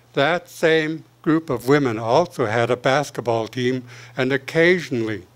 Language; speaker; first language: English; native; English